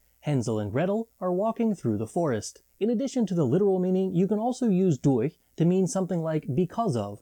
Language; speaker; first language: English; native; English